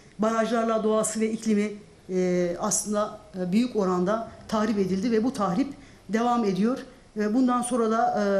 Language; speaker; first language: Turkish; non-native, local second language; Zaza